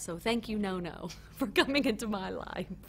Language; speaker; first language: English; native; English